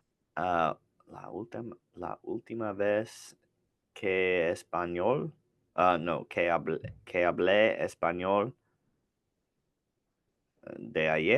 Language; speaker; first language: Spanish; non-native, learner; English